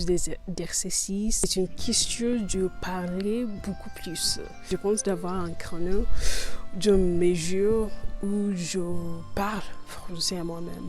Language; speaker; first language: French; non-native, learner; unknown